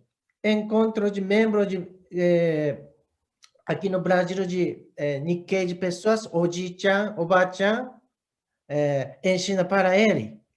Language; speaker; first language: Portuguese; non-native, learner; Japanese